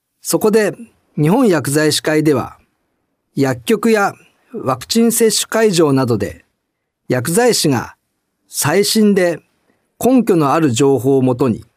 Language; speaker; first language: Japanese; native; Japanese